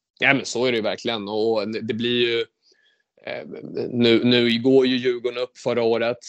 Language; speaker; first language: Swedish; native; Swedish